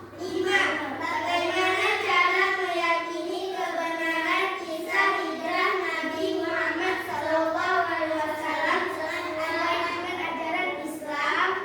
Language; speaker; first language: Indonesian; native; Indonesian